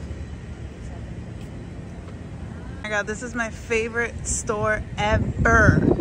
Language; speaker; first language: English; early bilingual, other home language; Spanish